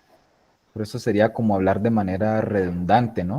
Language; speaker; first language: Spanish; native; Spanish